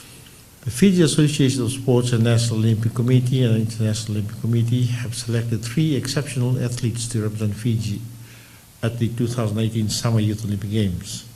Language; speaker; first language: English; non-native, local second language; Fijian